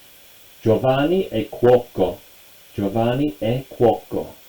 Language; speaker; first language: Italian; non-native, fluent; English